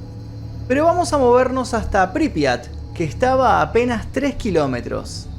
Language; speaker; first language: Spanish; native; Spanish